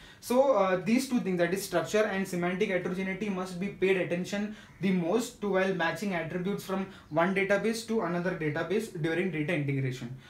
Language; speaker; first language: English; non-native, local second language; Marathi